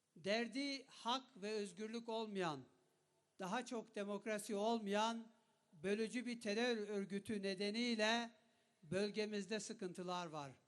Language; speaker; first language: Turkish; non-native, local second language; Kurdish